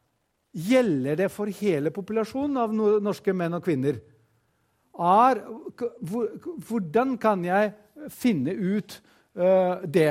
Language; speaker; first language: Norwegian; non-native, fluent; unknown